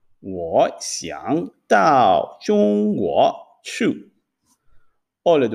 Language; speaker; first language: Chinese; non-native, fluent; Hebrew